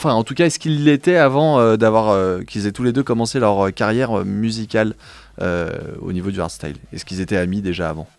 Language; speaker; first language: French; native; French